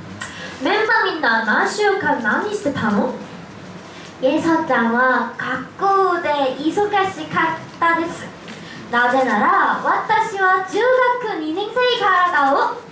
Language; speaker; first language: Japanese; non-native, learner; Korean